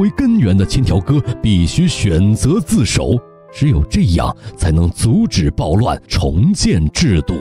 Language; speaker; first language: Chinese; native; Chinese